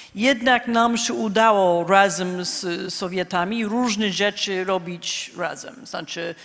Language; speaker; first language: Polish; non-native, fluent; English